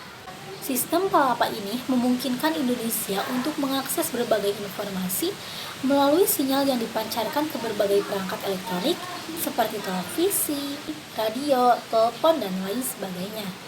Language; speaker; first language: Indonesian; native; Indonesian